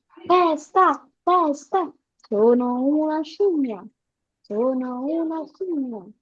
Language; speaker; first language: Italian; early bilingual, other home language; Bangla